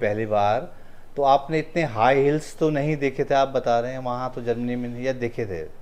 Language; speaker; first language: Hindi; native; Hindi